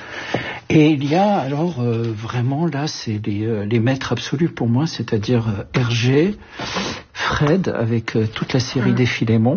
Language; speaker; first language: French; early bilingual, other home language; Arabic